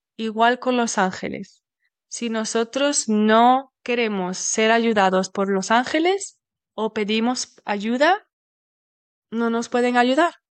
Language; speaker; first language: Spanish; native; Spanish